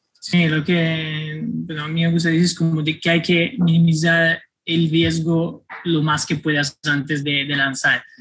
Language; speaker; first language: Spanish; non-native, fluent; Italian